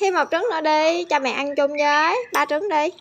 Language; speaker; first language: Vietnamese; native; Vietnamese